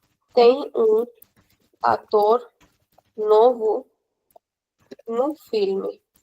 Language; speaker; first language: Portuguese; non-native, fluent; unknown